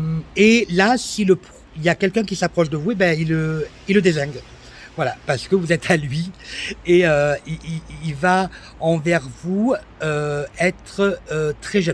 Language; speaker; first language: French; native; French